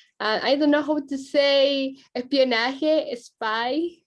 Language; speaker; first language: English; non-native, learner; Spanish